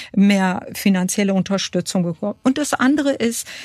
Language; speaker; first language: German; early bilingual, other home language; Kurdish